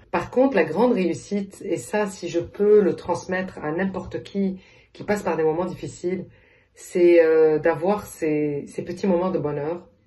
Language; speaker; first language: French; non-native, local second language; Arabic